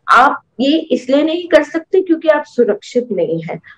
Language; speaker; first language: Hindi; native; Hindi